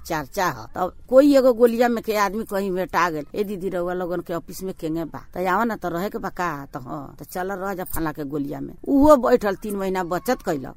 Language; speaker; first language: Bhojpuri; native; Bhojpuri